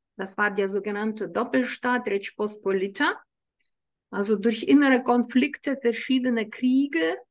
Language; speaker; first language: German; non-native, fluent; Lithuanian